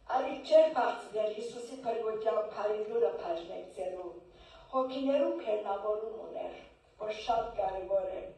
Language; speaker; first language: Armenian; early bilingual, heritage; Armenian